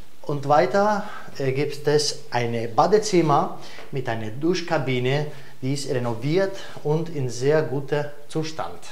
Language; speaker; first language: German; non-native, fluent; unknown